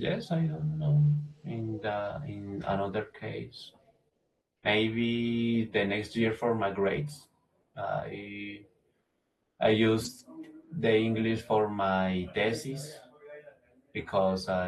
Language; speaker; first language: English; non-native, learner; Spanish